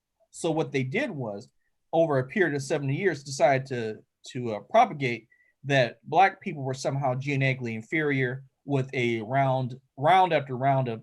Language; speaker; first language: English; native; English